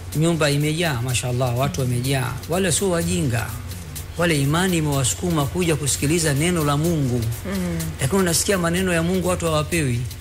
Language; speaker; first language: Swahili; native; Swahili